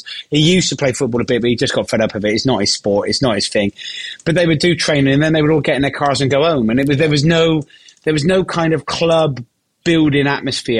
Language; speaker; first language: English; native; English